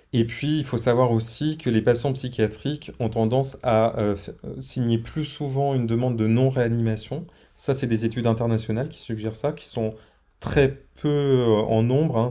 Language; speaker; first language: French; native; French